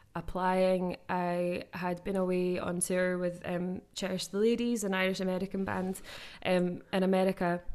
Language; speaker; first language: English; native; English